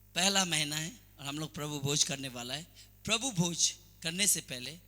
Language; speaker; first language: Hindi; non-native, local second language; Assamese